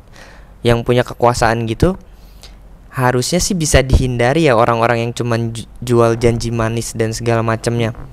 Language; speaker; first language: Indonesian; native; Indonesian